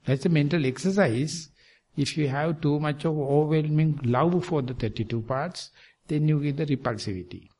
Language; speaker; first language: English; non-native, local second language; Sinhala